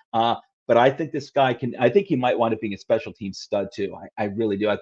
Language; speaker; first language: English; native; English